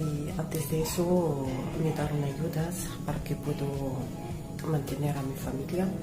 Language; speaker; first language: Spanish; non-native, learner; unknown